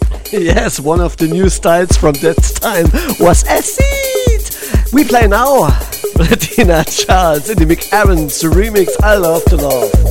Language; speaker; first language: English; non-native, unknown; German